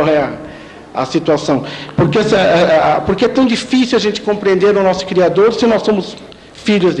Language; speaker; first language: Portuguese; native; Portuguese